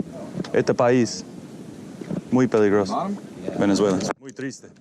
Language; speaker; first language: Spanish; non-native, learner; English